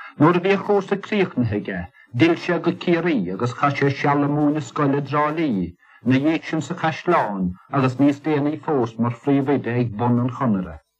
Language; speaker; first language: Irish; native; Irish